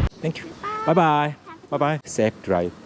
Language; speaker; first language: English; non-native, learner; Korean